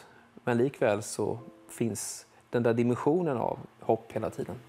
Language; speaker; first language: Swedish; native; Swedish